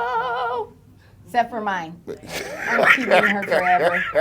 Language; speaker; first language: English; native; English